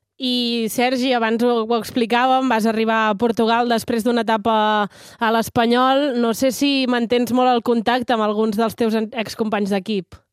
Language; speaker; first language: Catalan; native; Catalan